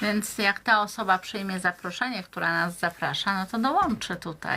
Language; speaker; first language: Polish; native; Polish